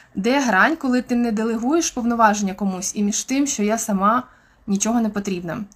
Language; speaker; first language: Ukrainian; non-native, local second language; Russian